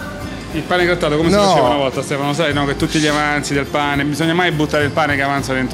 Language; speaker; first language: Italian; native; Italian